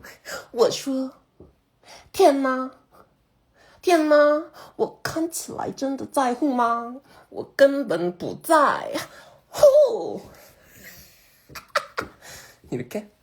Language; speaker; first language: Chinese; non-native, learner; Korean